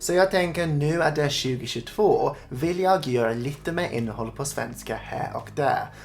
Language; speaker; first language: Swedish; non-native, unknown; English